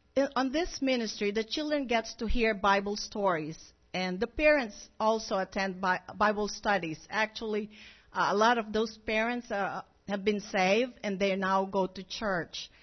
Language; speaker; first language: English; non-native, local second language; Filipino